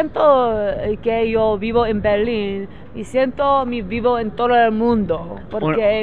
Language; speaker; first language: Spanish; non-native, learner; English